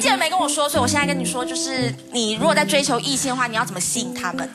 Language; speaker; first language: Chinese; native; Chinese